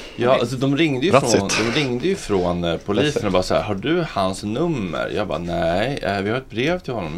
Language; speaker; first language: Swedish; native; Swedish